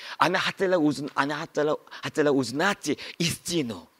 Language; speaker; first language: Russian; non-native, learner; Korean